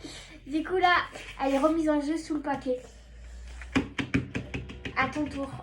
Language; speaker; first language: French; native; French